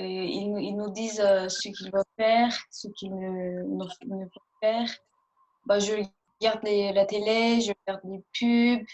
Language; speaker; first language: French; early bilingual, other home language; Turkish